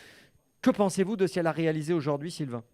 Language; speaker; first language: French; native; French